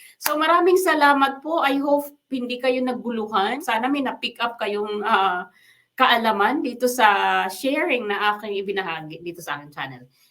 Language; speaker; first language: Filipino; non-native, local second language; Waray